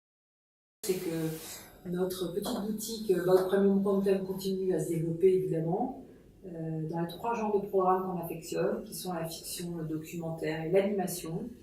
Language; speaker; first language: French; native; French